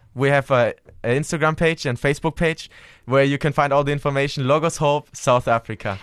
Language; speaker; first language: English; non-native, fluent; German